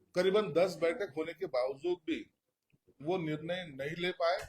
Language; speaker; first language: Hindi; non-native, local second language; Marathi